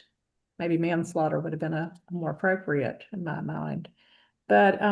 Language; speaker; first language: English; native; English